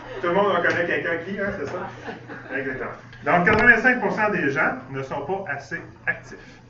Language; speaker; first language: French; native; French